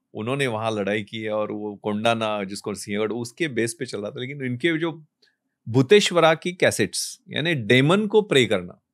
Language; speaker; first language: Hindi; non-native, local second language; Marathi